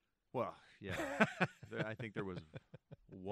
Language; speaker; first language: English; native; English